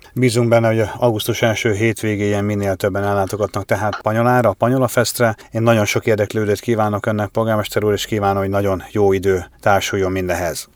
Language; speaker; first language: Hungarian; native; Hungarian